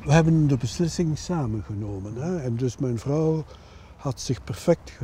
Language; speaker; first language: Dutch; non-native, local second language; French